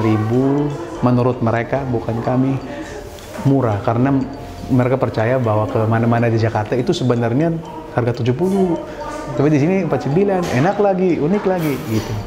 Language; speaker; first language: Indonesian; non-native, fluent; Filipino